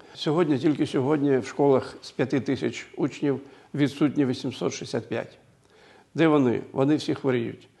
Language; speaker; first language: Ukrainian; native; Ukrainian